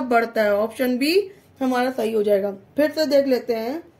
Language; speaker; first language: Hindi; native; Hindi